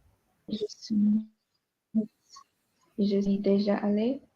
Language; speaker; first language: French; non-native, learner; English